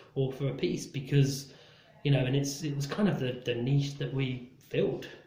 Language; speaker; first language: English; native; English